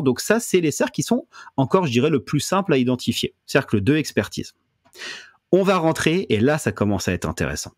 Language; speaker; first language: French; native; French